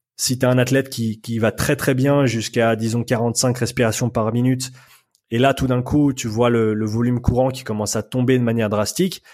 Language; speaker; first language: French; native; French